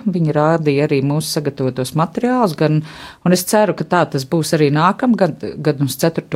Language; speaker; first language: Latvian; native; Latvian